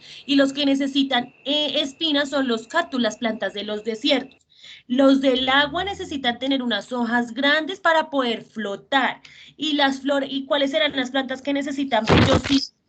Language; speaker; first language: Spanish; native; Spanish